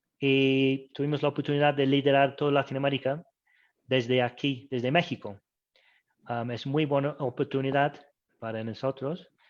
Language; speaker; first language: Spanish; non-native, fluent; English